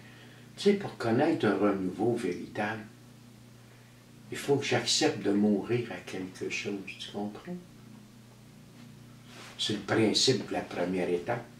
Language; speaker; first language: French; native; French